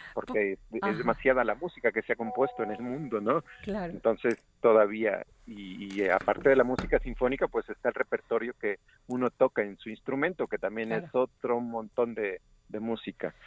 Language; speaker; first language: Spanish; native; Spanish